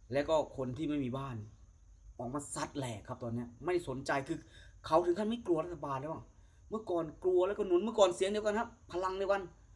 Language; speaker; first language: Thai; native; Thai